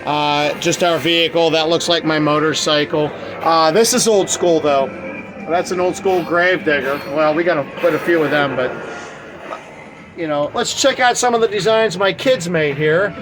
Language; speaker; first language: English; native; English